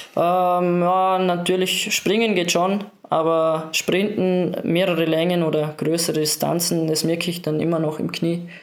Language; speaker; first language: German; native; German